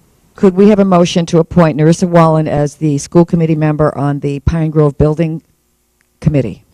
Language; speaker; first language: English; native; English